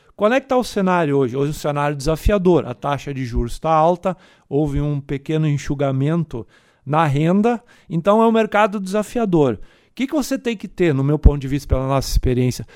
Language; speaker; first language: Portuguese; native; Portuguese